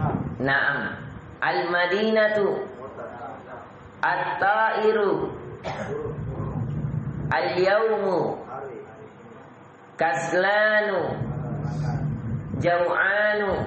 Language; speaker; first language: Arabic; non-native, fluent; Indonesian